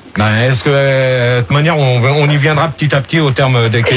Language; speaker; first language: French; native; French